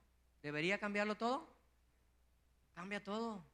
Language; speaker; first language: Spanish; native; Spanish